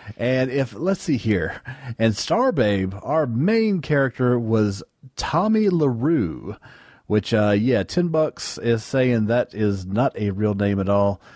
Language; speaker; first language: English; native; English